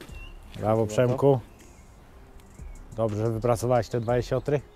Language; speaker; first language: Polish; native; Polish